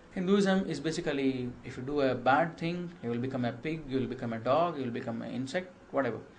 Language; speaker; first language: English; non-native, local second language; Kannada